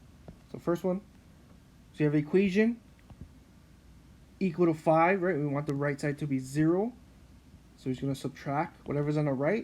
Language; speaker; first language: English; native; English